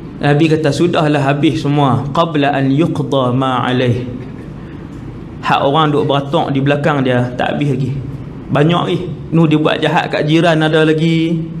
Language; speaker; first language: Malay; native; Malay